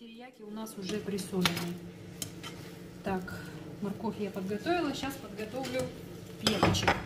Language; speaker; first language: Russian; native; Russian